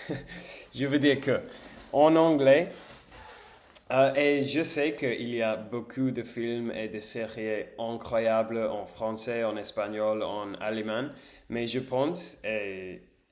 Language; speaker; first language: French; non-native, learner; English